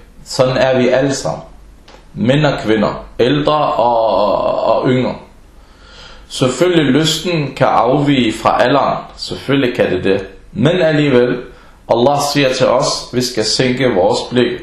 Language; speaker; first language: Danish; early bilingual, other home language; Arabic